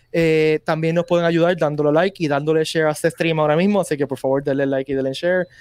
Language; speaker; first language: Spanish; native; Spanish